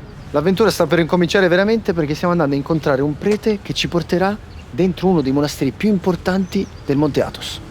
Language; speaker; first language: Italian; native; Italian